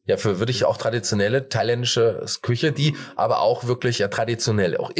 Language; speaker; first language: German; native; German